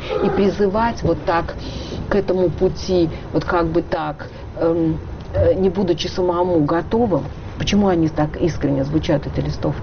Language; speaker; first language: Russian; native; Russian